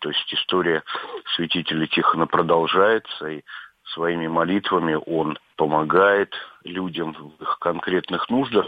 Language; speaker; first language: Russian; native; Russian